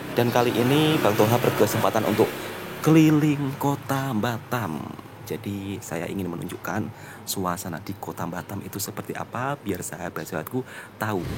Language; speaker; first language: Indonesian; native; Indonesian